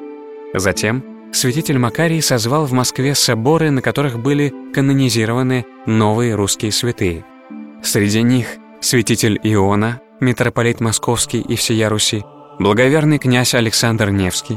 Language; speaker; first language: Russian; native; Russian